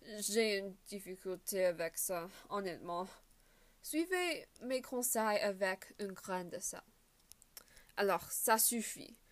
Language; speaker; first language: French; non-native, learner; English